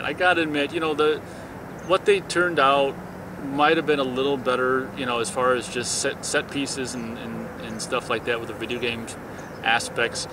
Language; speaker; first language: English; native; English